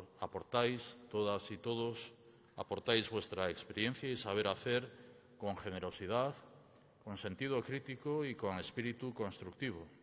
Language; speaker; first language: Spanish; native; Spanish